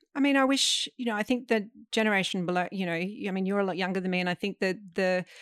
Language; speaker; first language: English; native; English